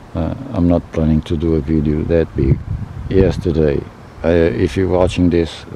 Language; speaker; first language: English; non-native, fluent; Portuguese